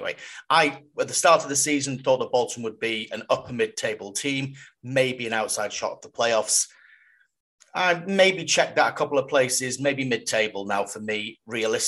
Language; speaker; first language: English; native; English